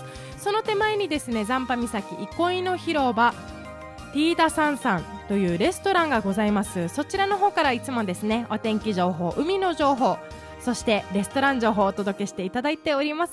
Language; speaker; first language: Japanese; native; Japanese